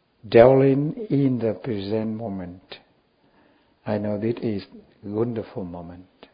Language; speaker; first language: English; non-native, learner; Vietnamese